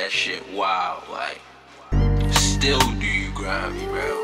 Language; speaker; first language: English; native; English